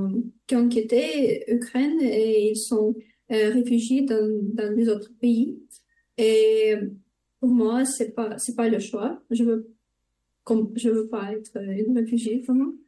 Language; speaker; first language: French; non-native, fluent; Ukrainian